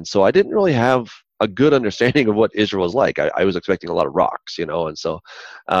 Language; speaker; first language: English; native; English